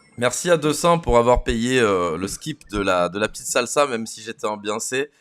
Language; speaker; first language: French; native; French